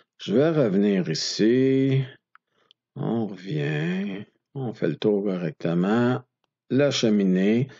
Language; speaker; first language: French; native; French